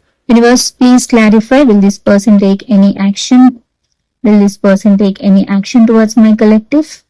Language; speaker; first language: English; non-native, local second language; Telugu